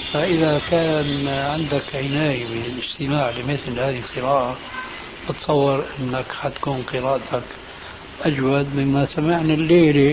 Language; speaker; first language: Arabic; native; Arabic